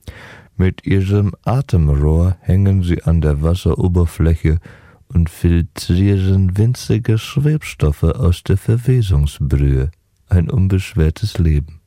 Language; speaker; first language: German; native; German